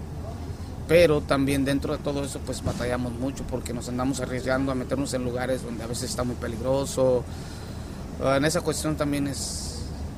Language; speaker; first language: Spanish; native; Spanish